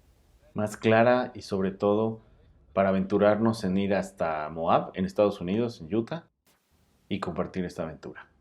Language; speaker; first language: Spanish; native; Spanish